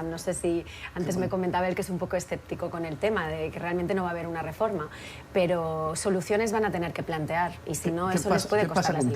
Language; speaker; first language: Spanish; native; Spanish